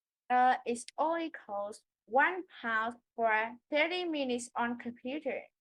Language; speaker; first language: English; non-native, learner; Vietnamese